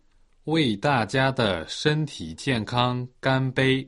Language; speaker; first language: Chinese; non-native, learner; Portuguese